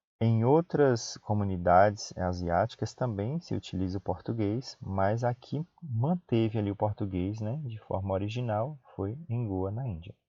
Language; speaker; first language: Portuguese; native; Portuguese